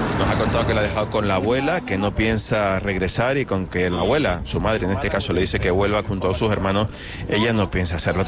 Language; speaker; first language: Spanish; native; Spanish